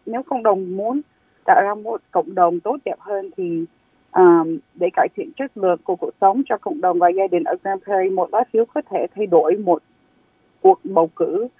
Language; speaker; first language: Vietnamese; early bilingual, heritage; Vietnamese